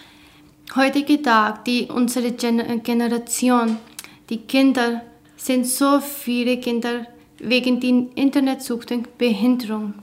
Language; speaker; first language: German; non-native, learner; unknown